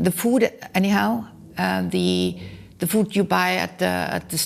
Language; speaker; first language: English; non-native, learner; German